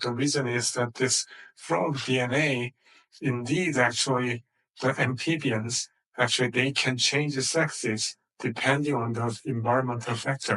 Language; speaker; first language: English; non-native, fluent; Korean